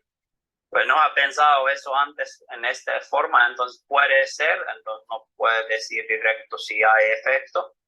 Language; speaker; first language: Spanish; non-native, fluent; Finnish